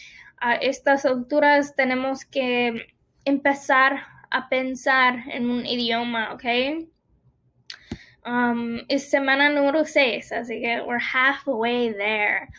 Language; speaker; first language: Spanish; non-native, fluent; English